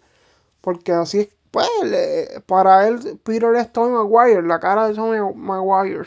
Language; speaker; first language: Spanish; native; Spanish